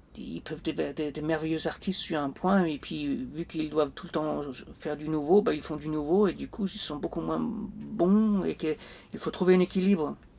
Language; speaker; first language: French; non-native, fluent; Danish